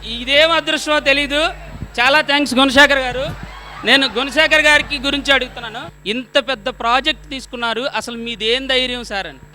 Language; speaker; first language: Telugu; native; Telugu